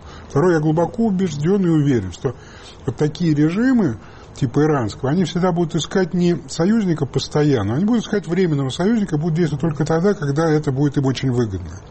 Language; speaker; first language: Russian; native; Russian